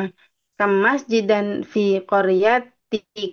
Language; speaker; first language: Arabic; non-native, learner; Indonesian